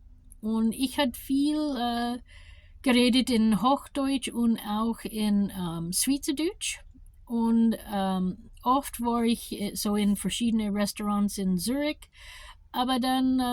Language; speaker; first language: German; non-native, learner; English